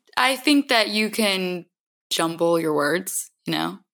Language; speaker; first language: English; native; English